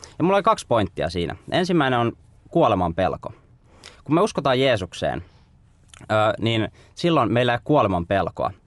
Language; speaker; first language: Finnish; native; Finnish